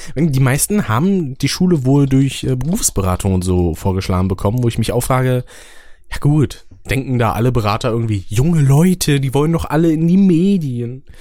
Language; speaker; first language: German; native; German